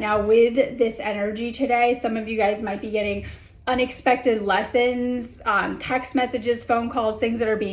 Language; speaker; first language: English; native; English